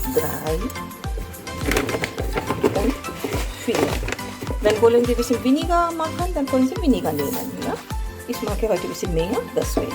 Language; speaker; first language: German; non-native, learner; Hindi